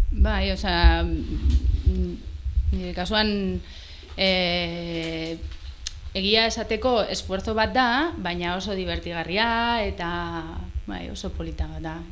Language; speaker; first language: Basque; non-native, local second language; Spanish